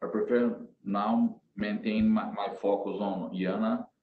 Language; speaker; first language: English; non-native, learner; Portuguese